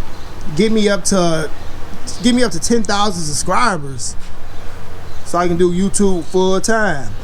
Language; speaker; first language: English; native; English